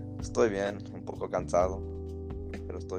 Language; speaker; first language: Spanish; early bilingual, heritage; Spanish